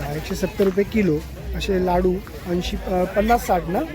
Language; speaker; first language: Marathi; native; Marathi